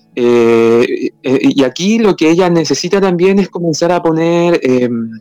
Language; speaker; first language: Spanish; native; Spanish